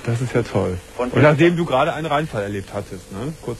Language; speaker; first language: German; native; German